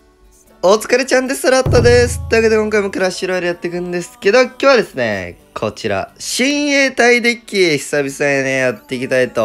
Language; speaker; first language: Japanese; native; Japanese